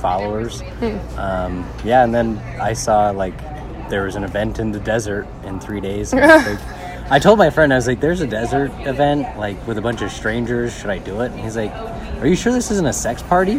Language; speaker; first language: English; native; English